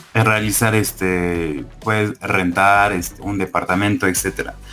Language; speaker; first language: Spanish; non-native, fluent; French